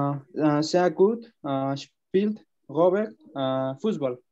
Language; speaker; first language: German; non-native, learner; Spanish